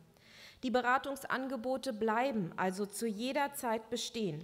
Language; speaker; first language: German; native; German